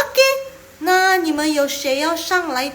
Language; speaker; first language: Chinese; non-native, fluent; Indonesian